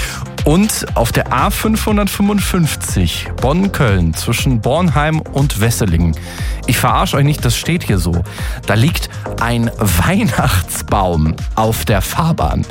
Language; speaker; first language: German; native; German